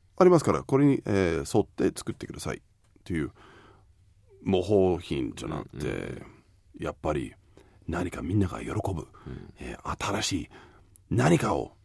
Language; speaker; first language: Japanese; non-native, fluent; English